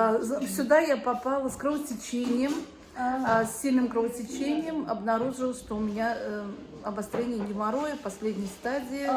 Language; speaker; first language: Russian; native; Russian